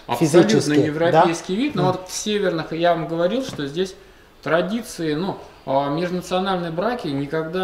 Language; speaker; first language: Russian; native; Russian